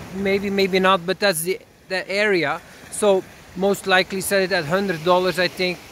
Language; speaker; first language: English; non-native, fluent; Dutch